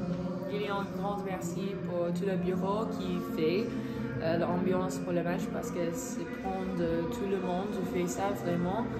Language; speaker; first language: French; non-native, learner; English